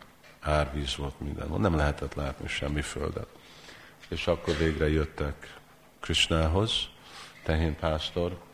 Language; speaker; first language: Hungarian; early bilingual, heritage; Hungarian